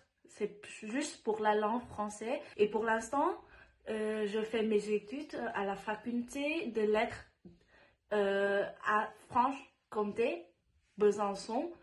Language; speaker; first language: French; non-native, fluent; Vietnamese